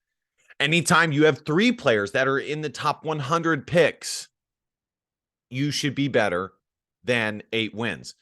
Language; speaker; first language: English; native; English